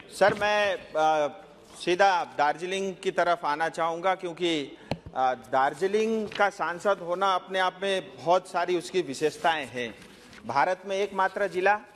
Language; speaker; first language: Hindi; non-native, local second language; Nepali